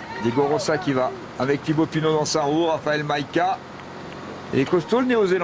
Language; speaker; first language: French; native; French